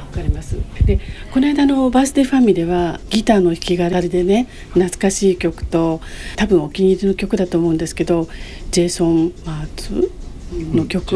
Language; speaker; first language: Japanese; native; Japanese